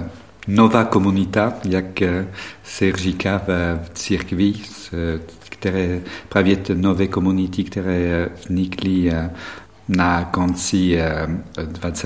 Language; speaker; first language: Czech; non-native, fluent; French